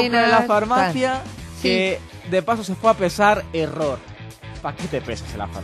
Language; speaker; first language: Spanish; native; Spanish